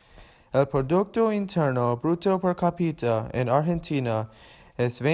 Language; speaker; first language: Spanish; non-native, learner; English